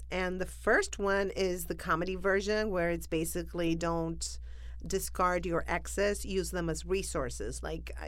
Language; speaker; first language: English; non-native, fluent; Spanish